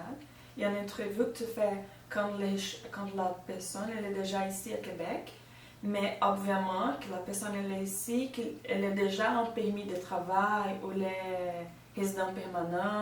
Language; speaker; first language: French; non-native, learner; Portuguese